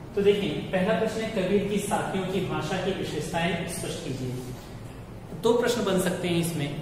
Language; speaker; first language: Hindi; native; Hindi